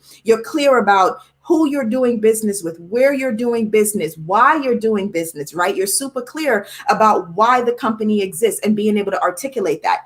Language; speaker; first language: English; native; English